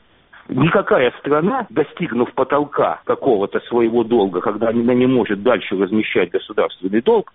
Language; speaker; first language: Russian; native; Russian